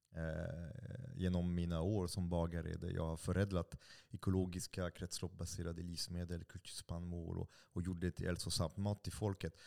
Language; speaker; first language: Swedish; non-native, fluent; French